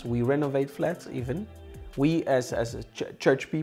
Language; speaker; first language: English; non-native, fluent; Polish